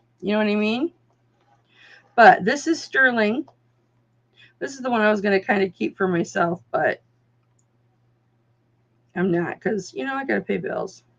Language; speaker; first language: English; native; English